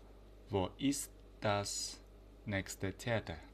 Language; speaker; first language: German; non-native, fluent; Uzbek